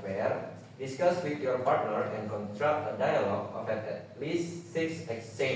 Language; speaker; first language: English; non-native, fluent; Indonesian